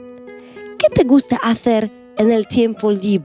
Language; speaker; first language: Spanish; non-native, fluent; Polish